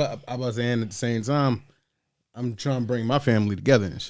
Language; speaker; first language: English; native; English